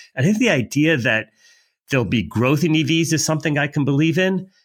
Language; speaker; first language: English; native; English